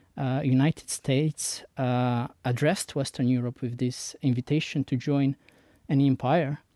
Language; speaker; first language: English; non-native, fluent; Persian